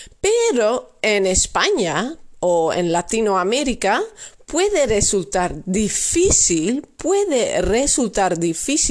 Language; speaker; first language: Spanish; non-native, fluent; Dutch